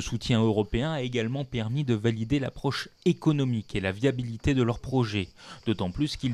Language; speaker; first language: French; native; French